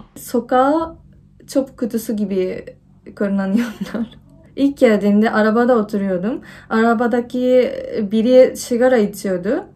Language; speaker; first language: Turkish; non-native, fluent; Japanese